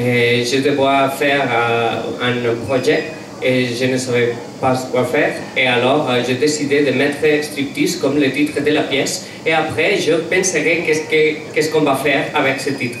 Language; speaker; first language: French; non-native, learner; Catalan